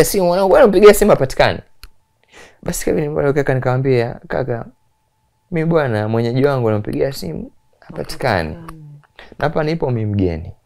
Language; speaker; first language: Swahili; native; Swahili